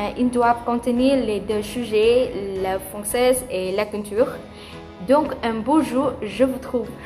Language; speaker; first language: French; non-native, fluent; Vietnamese